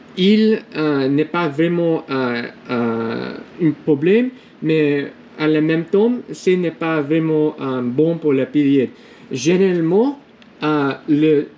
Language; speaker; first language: French; non-native, learner; English